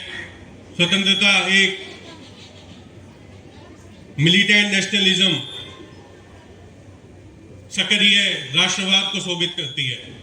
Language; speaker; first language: Hindi; native; Hindi